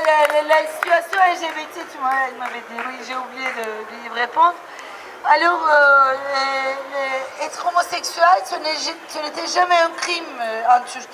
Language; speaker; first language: French; non-native, fluent; Turkish